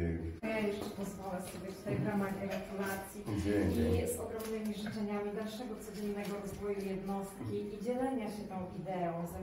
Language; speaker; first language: Polish; native; Polish